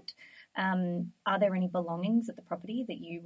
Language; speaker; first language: English; native; English